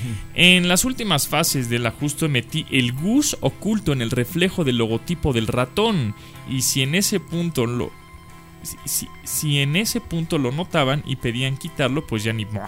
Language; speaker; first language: Spanish; native; Spanish